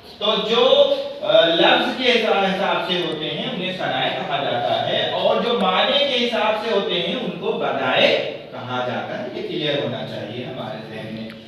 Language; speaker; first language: Urdu; native; Urdu